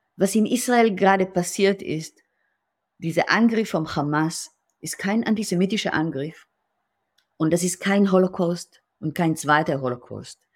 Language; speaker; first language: German; non-native, fluent; Hebrew